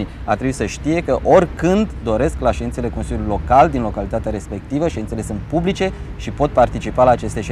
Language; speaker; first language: Romanian; native; Romanian